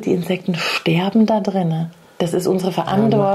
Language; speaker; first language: German; native; German